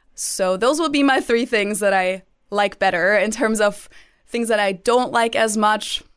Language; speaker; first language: English; non-native, fluent; German